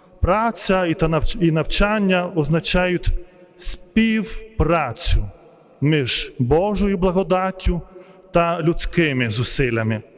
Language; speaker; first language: Ukrainian; non-native, fluent; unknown